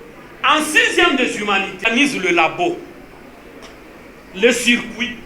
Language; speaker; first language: French; non-native, local second language; Lingala